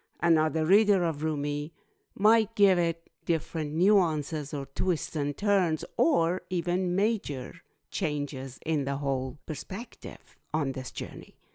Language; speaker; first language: English; non-native, fluent; Persian